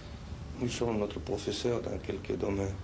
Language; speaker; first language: French; non-native, fluent; Spanish